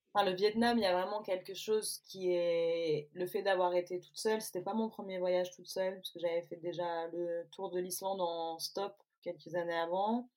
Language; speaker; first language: French; native; French